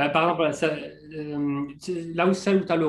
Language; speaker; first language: French; native; French